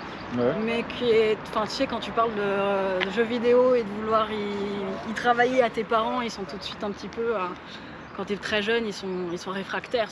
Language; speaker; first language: French; native; French